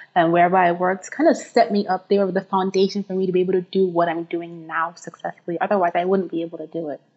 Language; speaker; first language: English; non-native, local second language; Yoruba